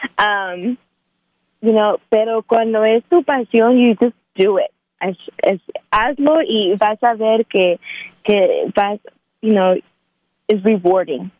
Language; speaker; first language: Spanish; early bilingual, heritage; Spanish